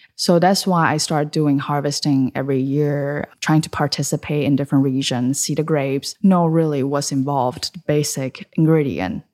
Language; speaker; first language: English; early bilingual, other home language; Chinese